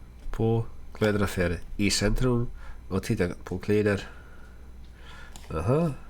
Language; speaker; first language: Swedish; non-native, learner; Dutch